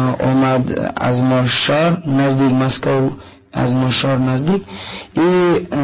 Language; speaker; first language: Persian; non-native, learner; Russian